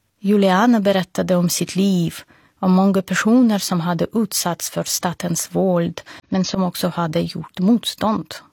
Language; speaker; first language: Swedish; non-native, fluent; Russian